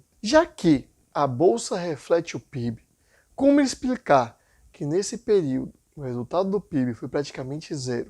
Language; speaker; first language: Portuguese; native; Portuguese